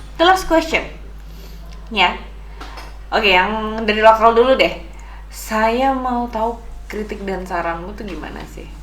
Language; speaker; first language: Indonesian; native; Indonesian